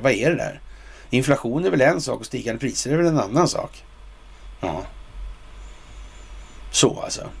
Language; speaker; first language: Swedish; native; Swedish